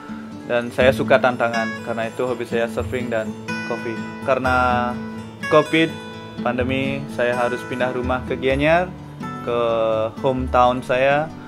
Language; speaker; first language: Indonesian; non-native, local second language; Balinese